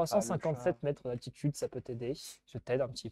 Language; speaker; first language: French; native; French